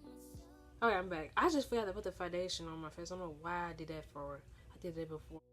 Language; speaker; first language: English; native; English